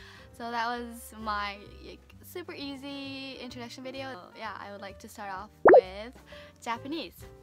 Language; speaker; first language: English; early bilingual, other home language; Japanese